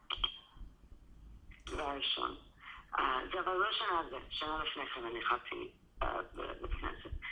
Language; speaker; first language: Hebrew; non-native, fluent; English